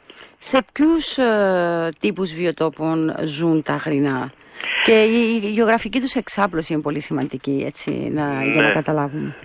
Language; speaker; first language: Greek; native; Greek